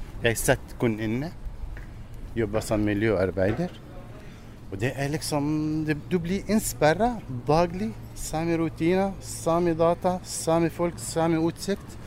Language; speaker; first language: Norwegian; non-native, learner; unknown